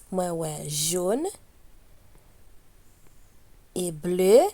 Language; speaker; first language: Haitian Creole; early bilingual, heritage; Haitian Creole